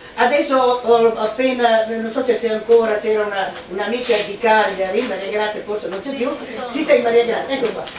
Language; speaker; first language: Italian; native; Italian